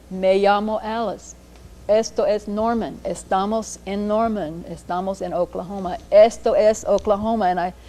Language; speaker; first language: Spanish; non-native, learner; English